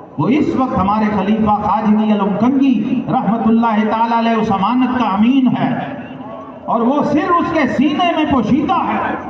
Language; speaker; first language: Urdu; non-native, local second language; Punjabi